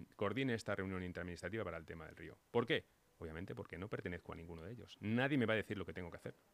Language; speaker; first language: Spanish; native; Spanish